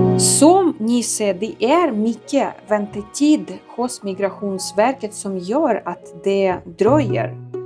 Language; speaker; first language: Swedish; non-native, fluent; Ukrainian